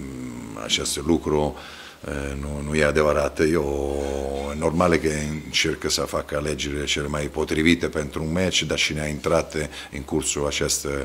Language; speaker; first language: Romanian; non-native, fluent; Italian